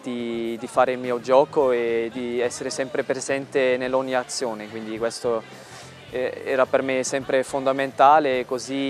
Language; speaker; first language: Italian; non-native, fluent; German